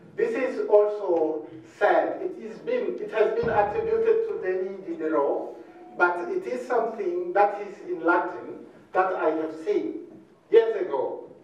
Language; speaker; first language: English; non-native, fluent; Luba-Lulua